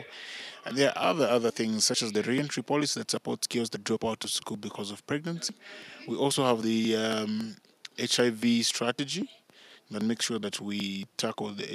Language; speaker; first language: English; non-native, local second language; Bemba